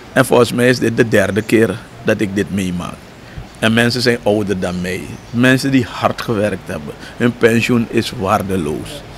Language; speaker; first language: Dutch; native; Dutch